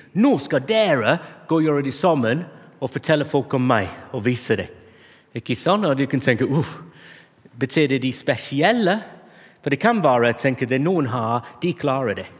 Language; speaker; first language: Norwegian; non-native, fluent; English